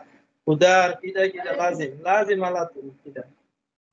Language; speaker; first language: Arabic; non-native, learner; Bangla